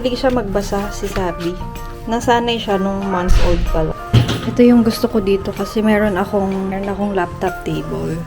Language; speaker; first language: Filipino; native; Filipino